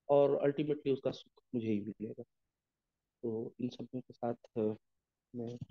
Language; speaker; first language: Hindi; native; Hindi